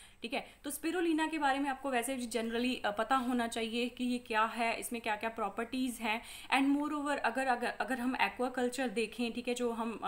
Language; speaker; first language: Hindi; non-native, local second language; Punjabi